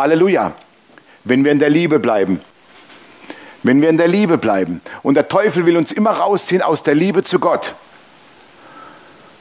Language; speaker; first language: German; native; German